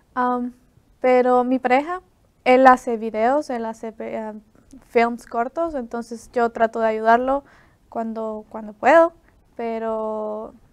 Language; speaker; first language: Spanish; native; Spanish